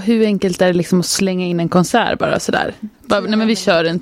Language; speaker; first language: Swedish; native; Swedish